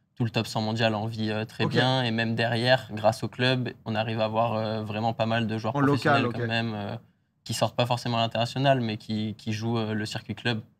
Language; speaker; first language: French; native; French